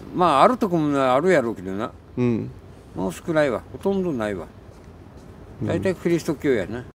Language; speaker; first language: Japanese; native; Japanese